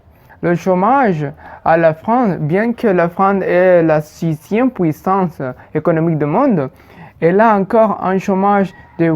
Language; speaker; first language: French; non-native, fluent; Spanish